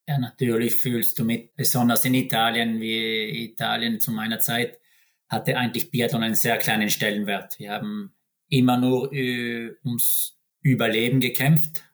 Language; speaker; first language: German; native; German